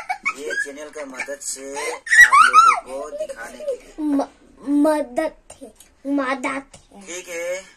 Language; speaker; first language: Hindi; non-native, local second language; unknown